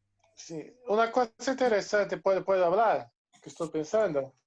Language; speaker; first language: Spanish; non-native, fluent; Portuguese